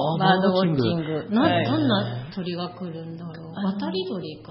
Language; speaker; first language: Japanese; native; Japanese